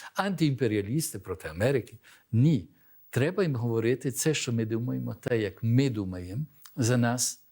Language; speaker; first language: Ukrainian; early bilingual, heritage; Ukrainian